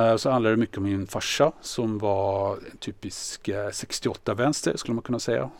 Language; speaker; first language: Swedish; native; Swedish